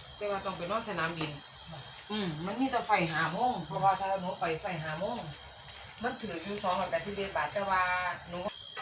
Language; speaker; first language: Thai; native; Thai